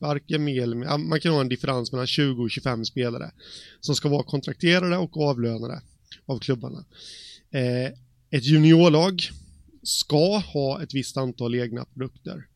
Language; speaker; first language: Swedish; native; Swedish